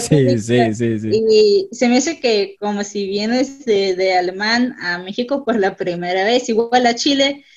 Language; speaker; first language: Spanish; non-native, fluent; German